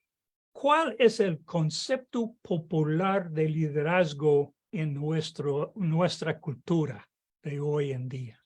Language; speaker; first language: Spanish; non-native, fluent; English